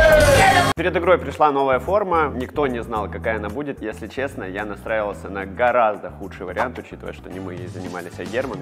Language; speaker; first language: Russian; native; Russian